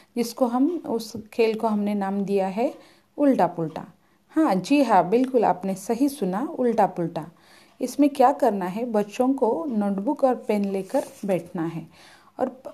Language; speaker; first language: Hindi; non-native, local second language; Marathi